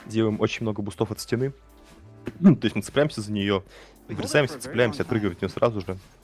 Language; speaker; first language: Russian; native; Russian